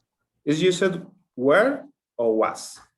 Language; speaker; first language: English; non-native, learner; Spanish